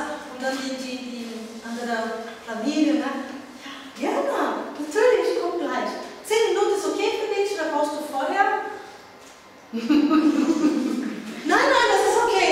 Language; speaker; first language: German; non-native, learner; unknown